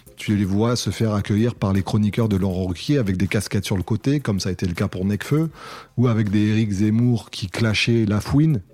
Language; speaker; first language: French; native; French